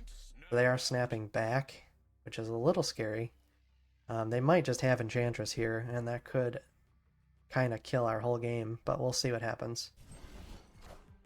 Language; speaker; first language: English; native; English